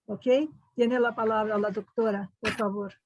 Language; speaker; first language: Spanish; non-native, fluent; Portuguese